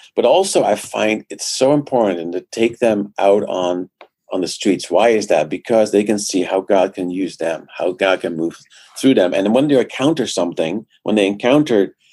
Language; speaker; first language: English; non-native, fluent; Dutch